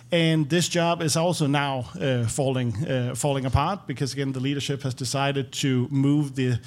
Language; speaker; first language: English; non-native, fluent; Danish